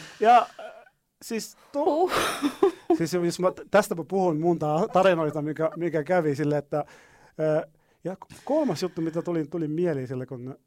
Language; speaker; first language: Finnish; non-native, fluent; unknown